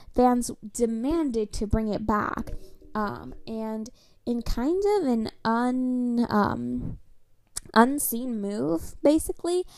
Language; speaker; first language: English; native; English